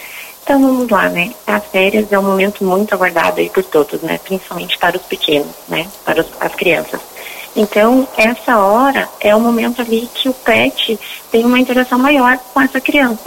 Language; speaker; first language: Portuguese; native; Portuguese